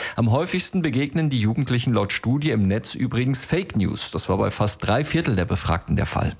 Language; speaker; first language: German; native; German